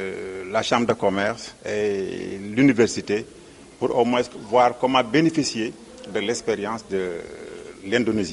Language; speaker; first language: French; non-native, local second language; Wolof